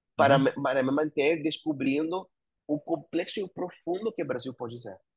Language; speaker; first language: Portuguese; non-native, fluent; Spanish